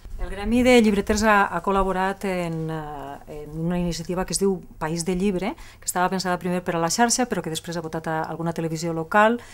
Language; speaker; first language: Catalan; native; Catalan